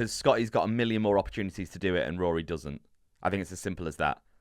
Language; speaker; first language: English; native; English